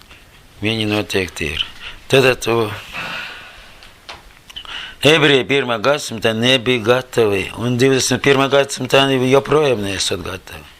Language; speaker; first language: Latvian; non-native, learner; Russian